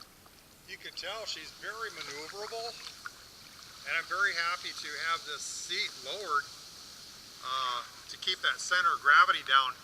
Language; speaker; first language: English; native; English